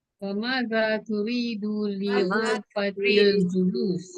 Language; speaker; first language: Arabic; non-native, learner; Malay